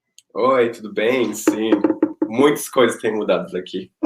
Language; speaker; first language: Portuguese; non-native, fluent; Spanish